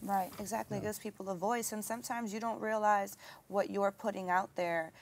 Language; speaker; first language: English; native; English